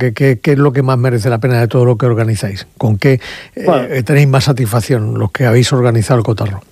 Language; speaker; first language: Spanish; native; Spanish